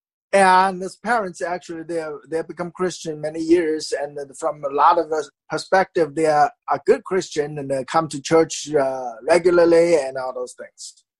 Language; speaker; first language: English; non-native, fluent; Chinese